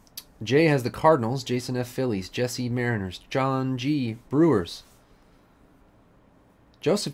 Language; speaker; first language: English; native; English